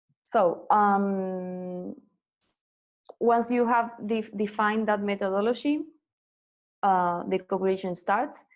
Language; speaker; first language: English; non-native, fluent; Spanish